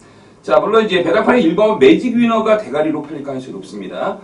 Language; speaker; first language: Korean; native; Korean